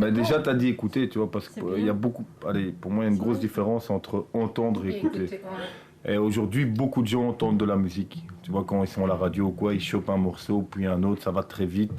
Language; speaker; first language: French; native; French